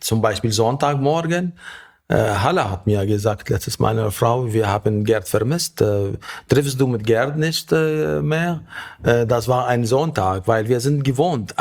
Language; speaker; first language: German; non-native, fluent; Arabic